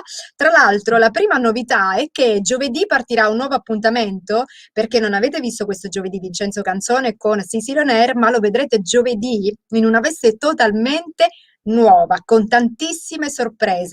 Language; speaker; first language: Italian; native; Italian